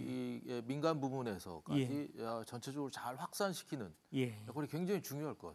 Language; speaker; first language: Korean; native; Korean